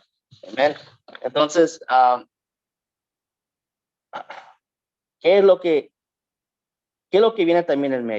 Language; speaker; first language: Spanish; early bilingual, heritage; Spanish